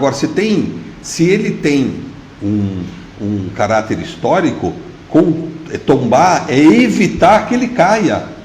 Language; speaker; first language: Portuguese; native; Portuguese